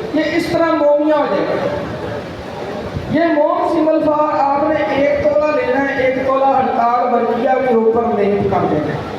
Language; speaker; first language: Urdu; non-native, local second language; Punjabi